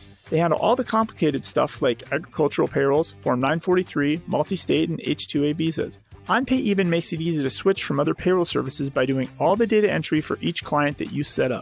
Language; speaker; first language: English; native; English